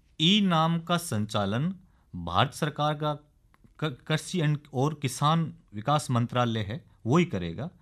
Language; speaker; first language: Hindi; native; Hindi